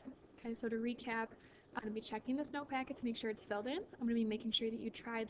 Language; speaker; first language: English; native; English